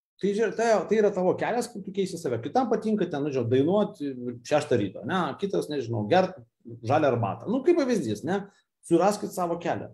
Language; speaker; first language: Lithuanian; non-native, local second language; Russian